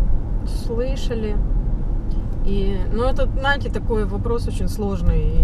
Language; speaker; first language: Russian; native; Russian